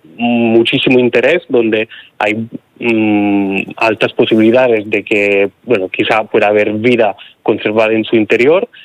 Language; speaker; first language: Spanish; non-native, fluent; Italian